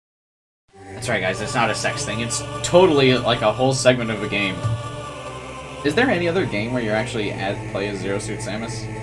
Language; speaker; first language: English; native; English